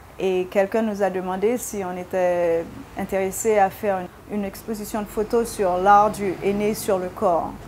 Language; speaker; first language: French; early bilingual, heritage; French